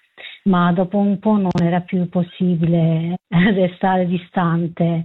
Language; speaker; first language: Italian; non-native, learner; Kurdish